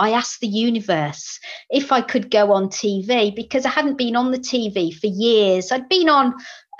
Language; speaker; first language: English; native; English